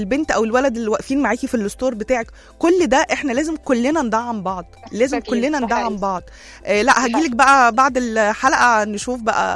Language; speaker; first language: Arabic; native; Arabic